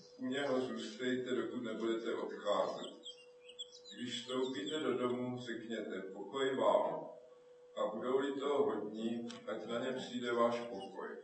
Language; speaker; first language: Czech; native; Czech